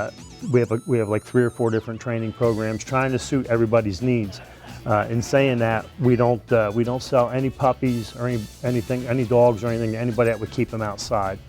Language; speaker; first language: English; native; English